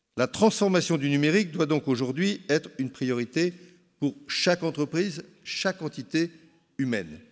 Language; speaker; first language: French; native; French